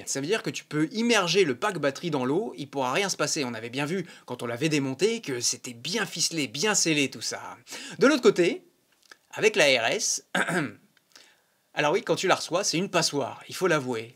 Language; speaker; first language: French; native; French